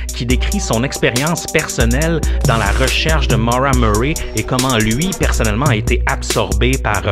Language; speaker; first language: French; native; French